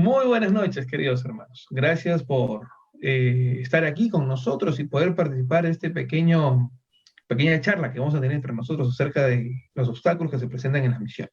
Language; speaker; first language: Spanish; native; Spanish